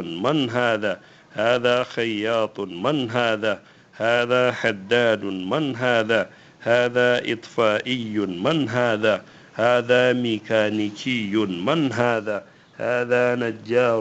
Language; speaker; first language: Arabic; non-native, fluent; Hausa